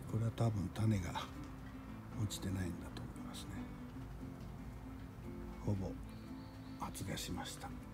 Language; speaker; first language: Japanese; native; Japanese